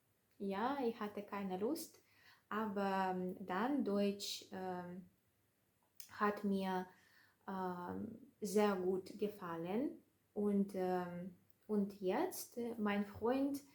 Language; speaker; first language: German; non-native, learner; Russian